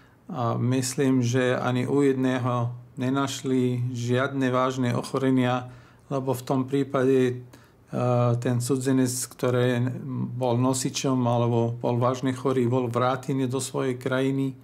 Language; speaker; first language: Slovak; non-native, fluent; Arabic